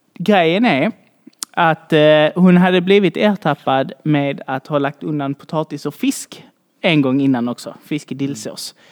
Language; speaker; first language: Swedish; native; Swedish